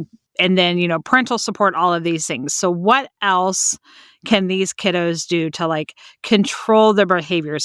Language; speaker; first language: English; native; English